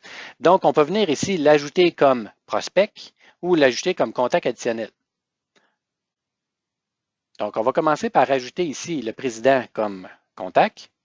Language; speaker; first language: French; native; French